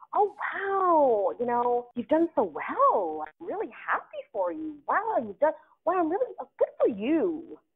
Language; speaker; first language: English; native; English